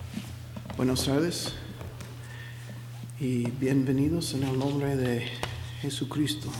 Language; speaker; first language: Spanish; non-native, learner; English